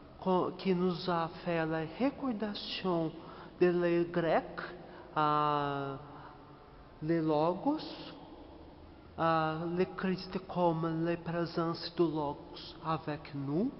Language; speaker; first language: French; non-native, learner; Portuguese